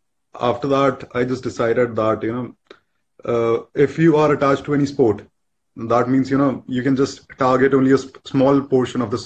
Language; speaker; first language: English; non-native, local second language; Hindi